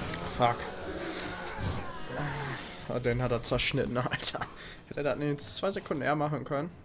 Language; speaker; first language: German; native; German